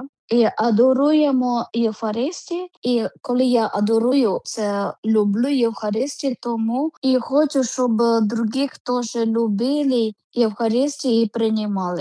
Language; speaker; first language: Ukrainian; non-native, learner; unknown